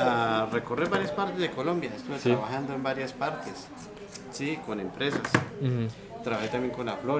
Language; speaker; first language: Spanish; native; Spanish